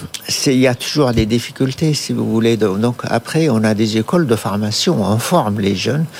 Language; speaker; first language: French; non-native, fluent; Arabic